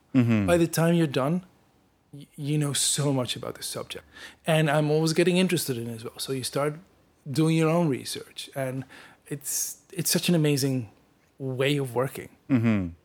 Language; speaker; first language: English; non-native, fluent; Dutch